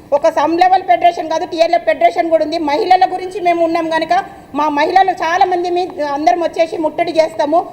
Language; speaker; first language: Telugu; native; Telugu